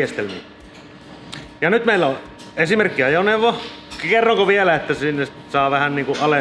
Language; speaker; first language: Finnish; native; Finnish